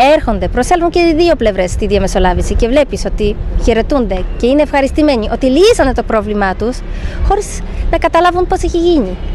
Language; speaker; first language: Greek; non-native, fluent; Polish